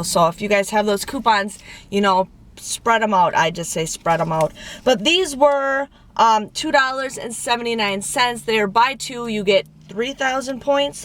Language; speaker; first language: English; native; English